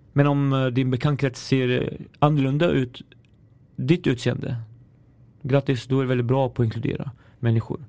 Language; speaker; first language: Swedish; early bilingual, other home language; Arabic